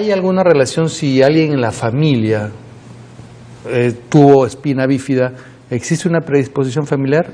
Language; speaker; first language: Spanish; native; Spanish